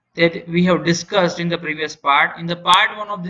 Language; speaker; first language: English; non-native, local second language; Gujarati